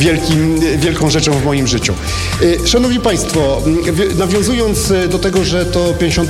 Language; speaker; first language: Polish; native; Polish